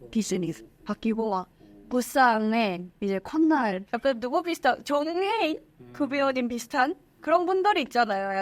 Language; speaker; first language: Korean; native; Korean